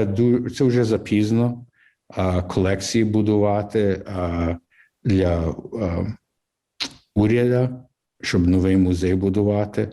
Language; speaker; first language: Ukrainian; early bilingual, heritage; English